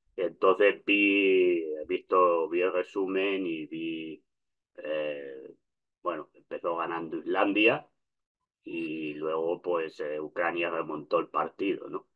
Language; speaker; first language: Spanish; native; Spanish